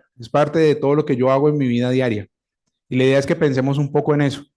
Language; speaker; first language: Spanish; native; Spanish